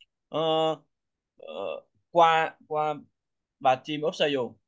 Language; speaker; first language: Korean; non-native, learner; Vietnamese